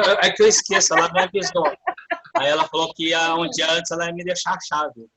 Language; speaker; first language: Portuguese; native; Portuguese